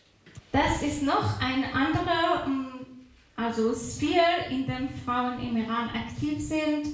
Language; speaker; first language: German; non-native, fluent; Persian